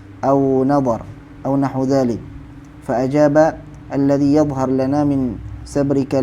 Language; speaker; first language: Arabic; non-native, fluent; Malay